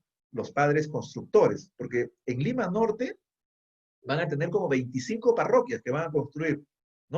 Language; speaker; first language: Spanish; native; Spanish